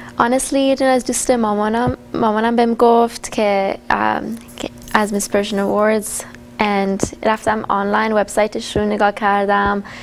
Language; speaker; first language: Persian; early bilingual, heritage; Persian